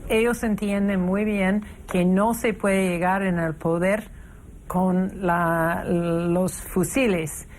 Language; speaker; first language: Spanish; non-native, fluent; English